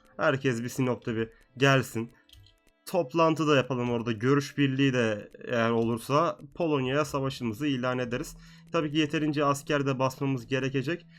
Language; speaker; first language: Turkish; native; Turkish